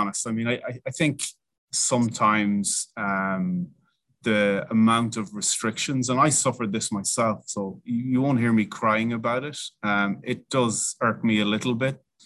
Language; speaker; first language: English; native; English